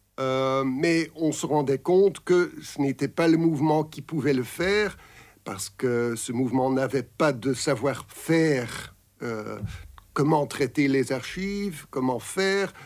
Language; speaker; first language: French; non-native, local second language; Dutch